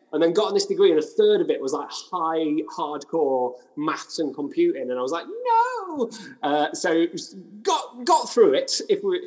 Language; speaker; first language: English; native; English